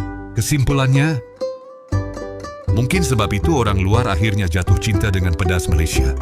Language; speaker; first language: Malay; native; Malay